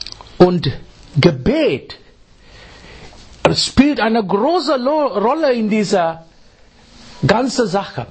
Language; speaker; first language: German; non-native, fluent; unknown